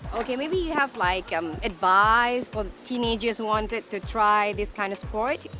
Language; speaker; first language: English; non-native, local second language; Malay